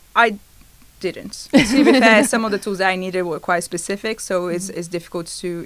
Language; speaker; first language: English; non-native, fluent; Portuguese